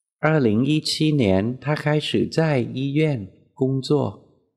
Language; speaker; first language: Chinese; non-native, fluent; Vietnamese